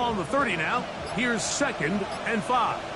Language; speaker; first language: English; native; English